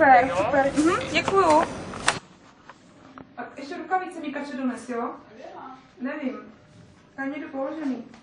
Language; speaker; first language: Czech; native; Czech